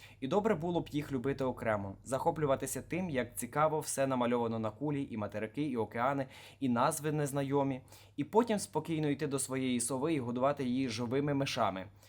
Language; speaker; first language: Ukrainian; native; Ukrainian